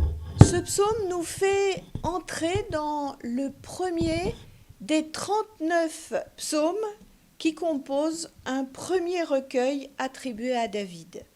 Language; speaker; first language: French; native; French